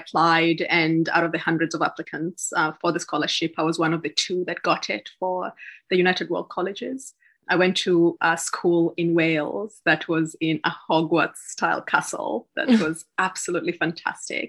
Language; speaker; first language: English; non-native, local second language; Gusii